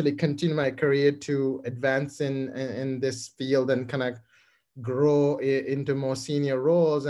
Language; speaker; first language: English; non-native, local second language; Sinhala